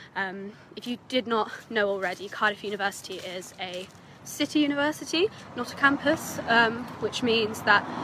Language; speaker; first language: English; native; English